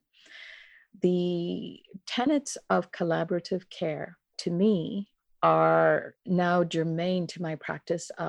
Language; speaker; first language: English; non-native, local second language; Tamil